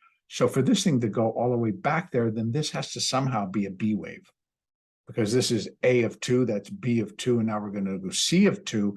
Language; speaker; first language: English; native; English